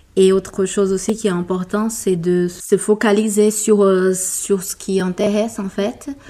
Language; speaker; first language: French; non-native, fluent; Portuguese